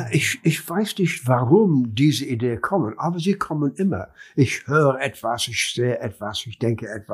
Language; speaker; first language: German; non-native, learner; English